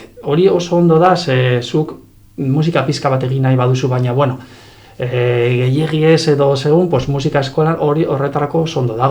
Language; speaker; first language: Basque; non-native, local second language; Spanish